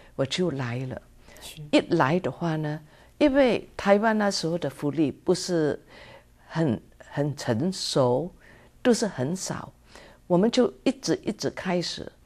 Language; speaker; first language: Chinese; non-native, local second language; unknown